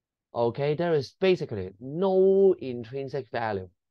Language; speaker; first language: English; non-native, local second language; Cantonese